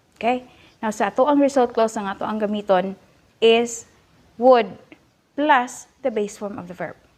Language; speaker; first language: Cebuano; native; Cebuano